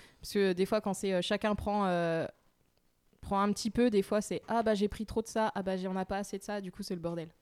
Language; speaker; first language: French; native; French